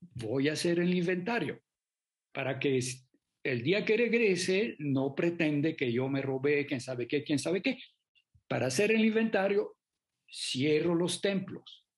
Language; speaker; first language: Spanish; non-native, fluent; French